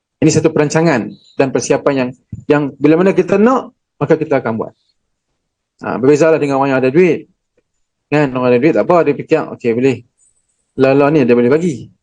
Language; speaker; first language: Malay; native; Malay